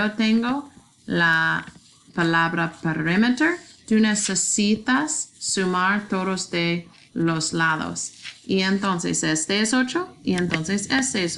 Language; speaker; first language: Spanish; non-native, learner; English